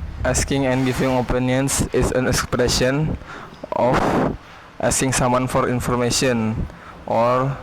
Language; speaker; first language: English; non-native, learner; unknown